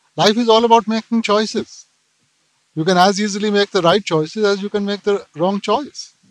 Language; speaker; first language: English; non-native, local second language; Punjabi